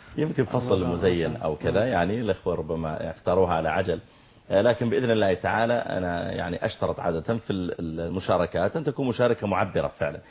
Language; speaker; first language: Arabic; native; Arabic